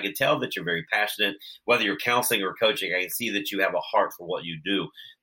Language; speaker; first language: English; native; English